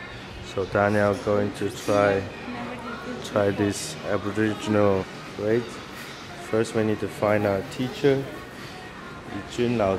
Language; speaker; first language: English; non-native, local second language; Chinese